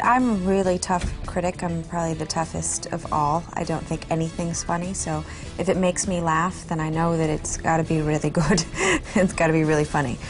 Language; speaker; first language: English; native; English